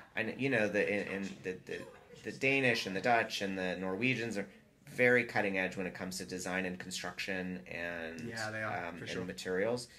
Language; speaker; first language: English; native; English